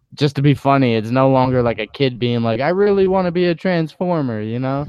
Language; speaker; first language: English; native; English